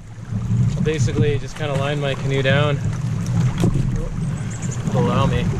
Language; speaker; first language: English; native; English